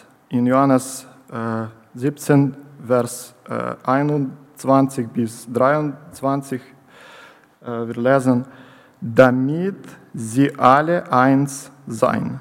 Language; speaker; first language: German; non-native, learner; Ukrainian